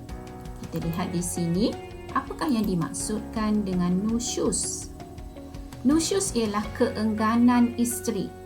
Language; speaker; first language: Malay; native; Malay